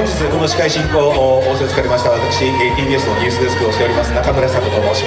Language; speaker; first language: Japanese; native; Japanese